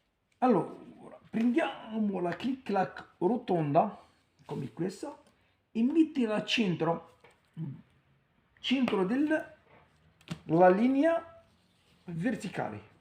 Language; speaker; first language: Italian; non-native, learner; Arabic